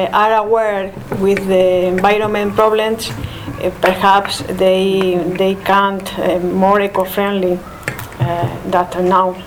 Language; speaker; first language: English; non-native, learner; Spanish